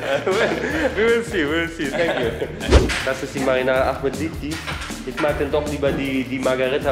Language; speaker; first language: German; native; German